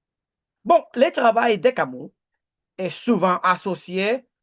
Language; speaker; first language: French; non-native, learner; Spanish